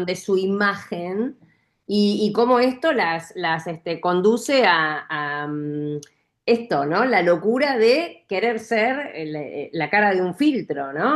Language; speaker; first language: Spanish; native; Spanish